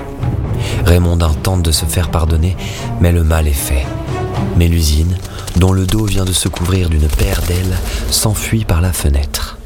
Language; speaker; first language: French; native; French